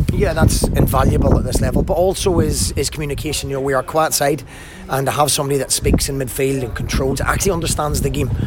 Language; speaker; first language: English; native; English